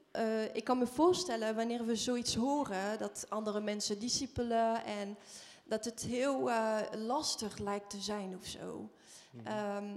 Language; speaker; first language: Dutch; non-native, fluent; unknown